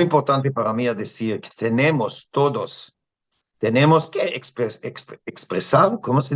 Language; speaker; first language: Spanish; non-native, fluent; Hebrew